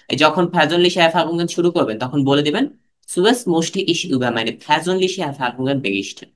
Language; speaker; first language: German; non-native, fluent; Bangla